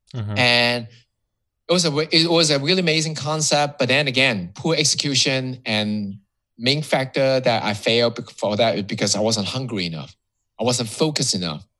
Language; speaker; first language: English; non-native, local second language; Cantonese